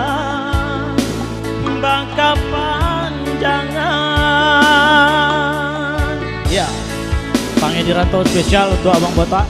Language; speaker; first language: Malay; non-native, local second language; Minangkabau